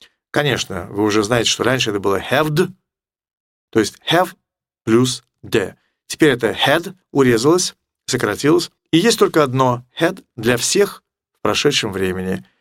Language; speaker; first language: Russian; native; Russian